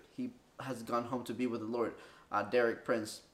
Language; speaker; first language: English; early bilingual, other home language; Spanish